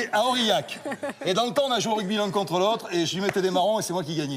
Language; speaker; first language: French; native; French